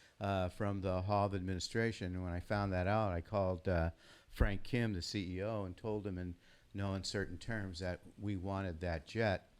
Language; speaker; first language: English; native; English